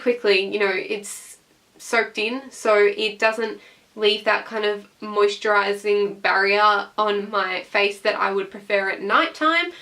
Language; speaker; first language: English; native; English